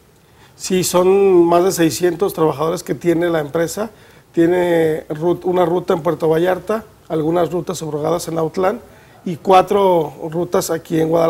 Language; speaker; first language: Spanish; native; Spanish